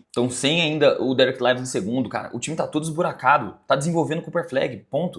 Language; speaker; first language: Portuguese; native; Portuguese